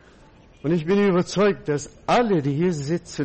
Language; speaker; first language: German; non-native, fluent; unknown